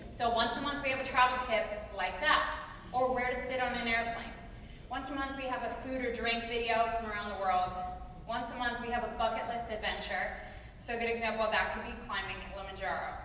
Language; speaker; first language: English; native; English